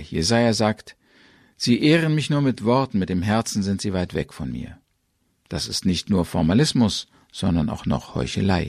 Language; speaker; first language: German; native; German